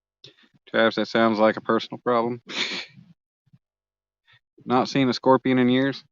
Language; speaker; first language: English; native; English